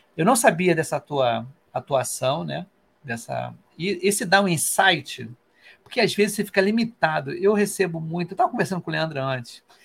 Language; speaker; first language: Portuguese; native; Portuguese